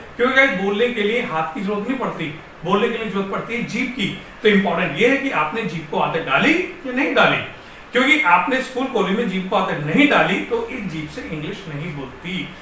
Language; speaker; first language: Hindi; native; Hindi